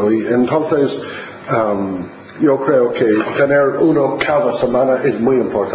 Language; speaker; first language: Spanish; non-native, fluent; English